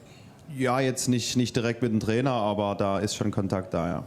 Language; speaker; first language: German; native; German